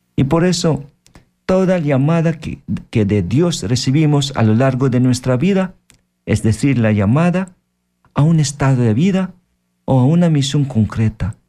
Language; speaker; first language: Spanish; non-native, fluent; Filipino